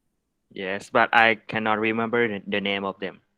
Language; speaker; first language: English; non-native, learner; Thai